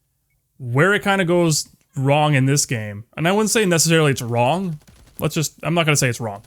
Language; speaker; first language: English; native; English